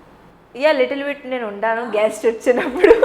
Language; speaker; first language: Telugu; non-native, fluent; Hindi